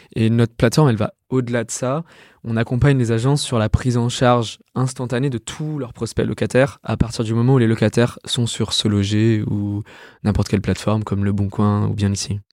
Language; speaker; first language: French; native; French